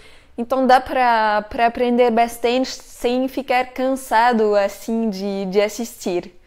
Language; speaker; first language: Portuguese; non-native, fluent; French